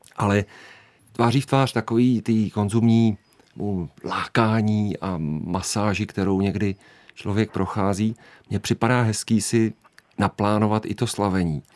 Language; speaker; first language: Czech; native; Czech